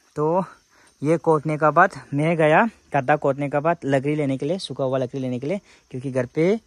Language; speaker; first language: Hindi; non-native, local second language; Garo